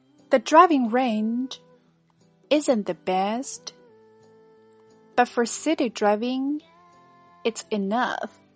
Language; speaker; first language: English; non-native, fluent; Chinese